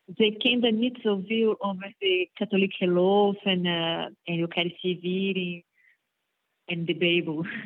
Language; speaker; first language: Dutch; non-native, fluent; Portuguese